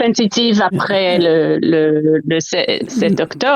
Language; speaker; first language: French; non-native, learner; Hebrew